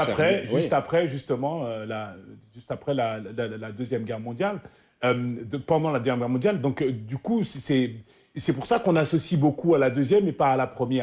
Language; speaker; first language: French; native; French